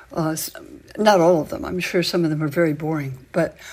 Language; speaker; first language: English; native; English